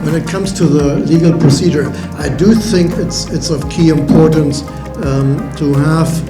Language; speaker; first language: English; non-native, fluent; German